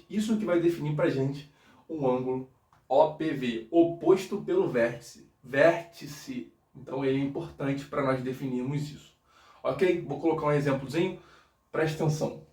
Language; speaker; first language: Portuguese; native; Portuguese